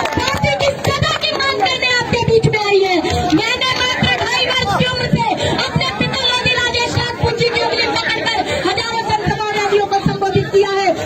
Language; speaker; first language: Hindi; native; Hindi